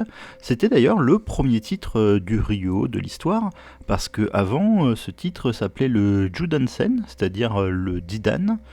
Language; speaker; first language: French; native; French